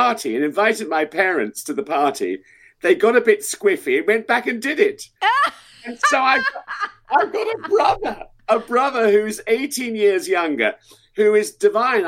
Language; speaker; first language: English; native; English